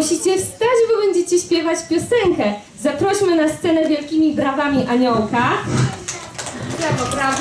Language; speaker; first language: Polish; native; Polish